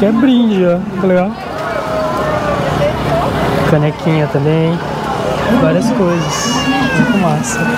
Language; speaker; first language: Portuguese; native; Portuguese